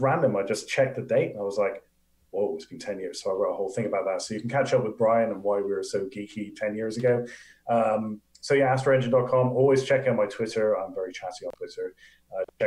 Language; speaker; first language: English; native; English